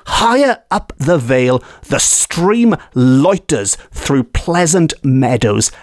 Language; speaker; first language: English; native; English